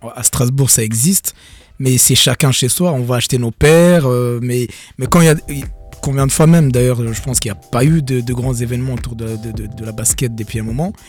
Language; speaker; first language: French; non-native, local second language; Kinyarwanda